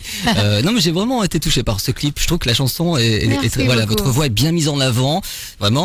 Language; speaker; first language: French; native; French